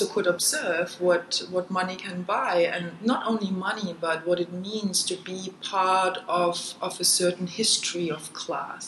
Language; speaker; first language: English; non-native, fluent; German